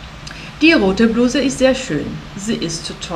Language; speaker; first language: German; non-native, fluent; Portuguese